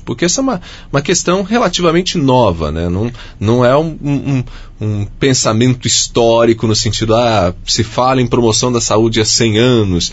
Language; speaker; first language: Portuguese; native; Portuguese